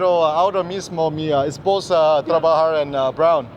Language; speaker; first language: Spanish; non-native, learner; English